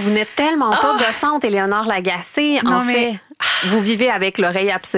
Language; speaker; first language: French; native; French